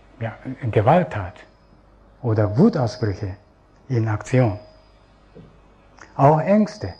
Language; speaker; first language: German; non-native, fluent; Japanese